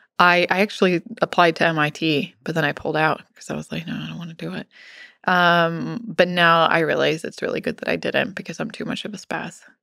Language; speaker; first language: English; non-native, fluent; Swedish